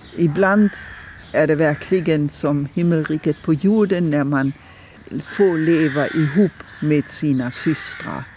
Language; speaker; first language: Swedish; non-native, fluent; German